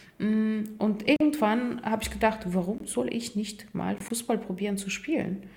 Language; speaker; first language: German; non-native, fluent; Russian